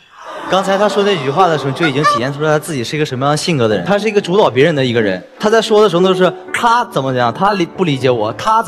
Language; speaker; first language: Chinese; native; Chinese